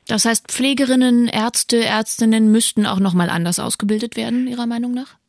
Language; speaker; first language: German; native; German